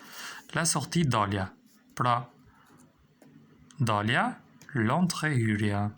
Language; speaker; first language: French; non-native, fluent; Albanian